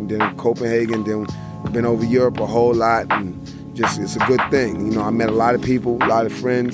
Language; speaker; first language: English; native; English